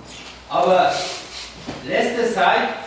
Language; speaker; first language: German; non-native, learner; Kurdish